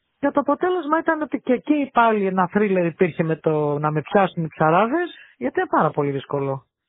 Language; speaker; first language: Greek; native; Greek